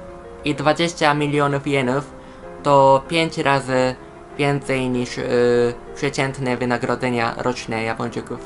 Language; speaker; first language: Polish; non-native, fluent; Japanese